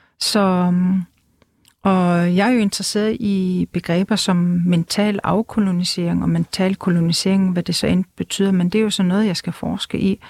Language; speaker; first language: Danish; non-native, local second language; Kalaallisut